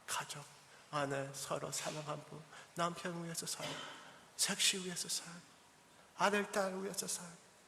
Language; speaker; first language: Korean; early bilingual, heritage; English